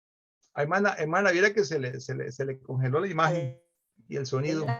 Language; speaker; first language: Spanish; native; Spanish